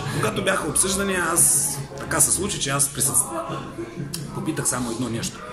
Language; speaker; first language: Bulgarian; early bilingual, heritage; Bulgarian